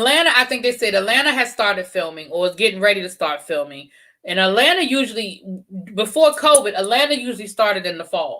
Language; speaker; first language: English; native; English